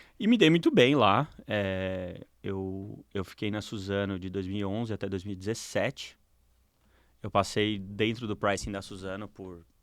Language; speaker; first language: Portuguese; native; Portuguese